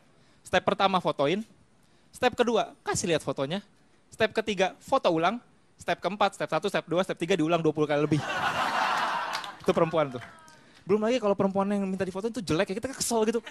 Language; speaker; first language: Indonesian; native; Indonesian